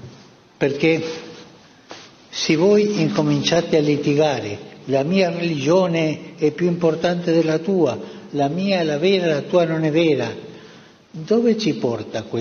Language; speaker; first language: Italian; early bilingual, heritage; Spanish